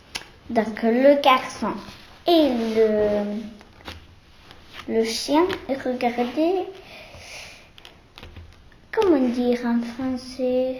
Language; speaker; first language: French; non-native, learner; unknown